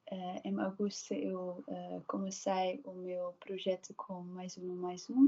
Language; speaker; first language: Portuguese; non-native, learner; Dutch